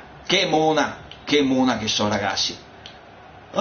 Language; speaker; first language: Italian; native; Italian